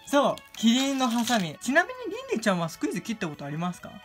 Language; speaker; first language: Japanese; native; Japanese